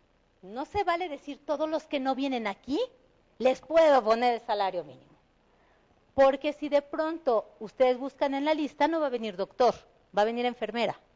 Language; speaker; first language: Spanish; native; Spanish